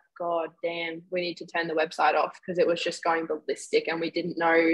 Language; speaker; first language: English; native; English